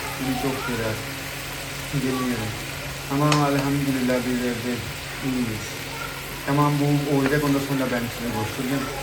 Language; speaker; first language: Turkish; non-native, learner; Urdu